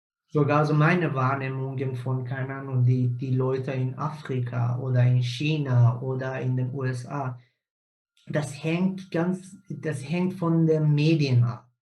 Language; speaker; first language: German; non-native, fluent; Persian